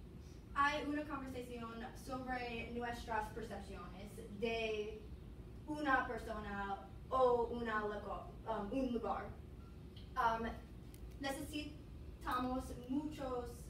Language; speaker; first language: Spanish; non-native, learner; English